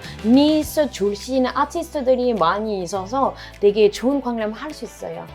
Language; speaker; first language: Korean; non-native, fluent; French